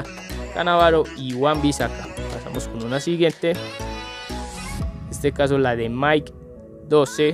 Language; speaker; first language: Spanish; native; Spanish